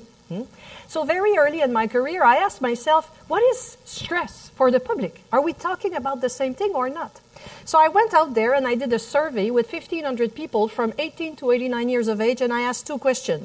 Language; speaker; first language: English; non-native, fluent; French